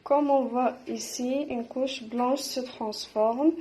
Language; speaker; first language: French; non-native, local second language; Arabic